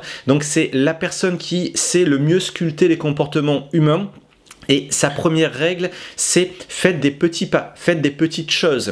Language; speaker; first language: French; native; French